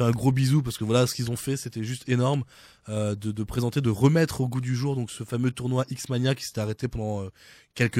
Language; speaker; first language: French; native; French